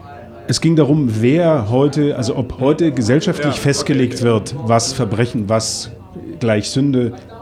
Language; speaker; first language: German; native; German